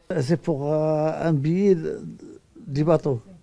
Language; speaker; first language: French; non-native, local second language; Arabic